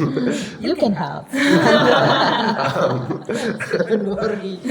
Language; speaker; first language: English; non-native, learner; Indonesian